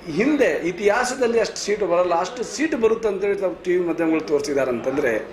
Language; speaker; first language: Kannada; non-native, local second language; Lambadi